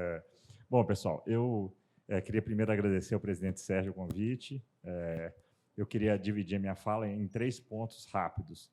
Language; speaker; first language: Portuguese; native; Portuguese